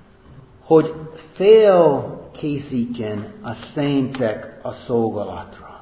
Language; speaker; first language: Hungarian; non-native, fluent; English